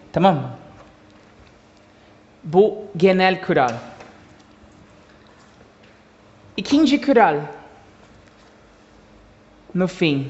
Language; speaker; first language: Turkish; non-native, learner; Portuguese